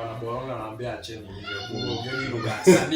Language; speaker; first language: Swahili; non-native, local second language; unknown